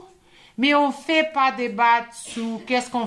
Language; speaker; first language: French; non-native, fluent; Portuguese